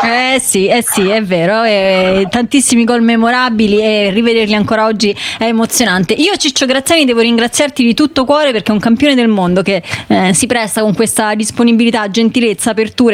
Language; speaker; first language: Italian; native; Italian